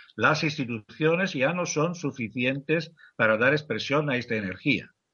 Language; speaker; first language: Spanish; non-native, fluent; Italian